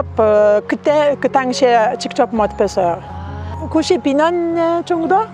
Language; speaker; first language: Korean; non-native, learner; Lithuanian